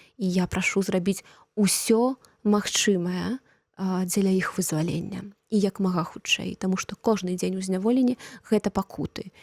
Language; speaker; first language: Belarusian; native; Belarusian